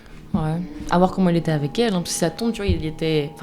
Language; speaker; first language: French; native; French